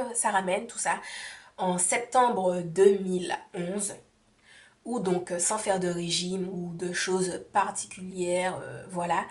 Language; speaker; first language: French; native; French